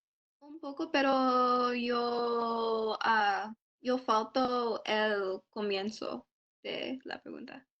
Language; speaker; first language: Spanish; non-native, learner; English